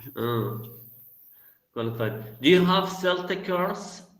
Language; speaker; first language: English; non-native, learner; Arabic